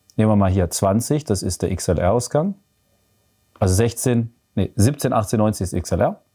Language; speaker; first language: German; native; German